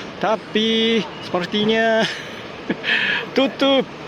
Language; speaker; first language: Malay; non-native, learner; Japanese